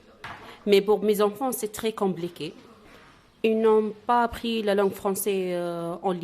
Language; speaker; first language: French; non-native, learner; Arabic